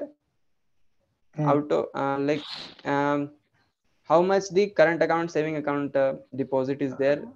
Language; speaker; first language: English; non-native, local second language; Hindi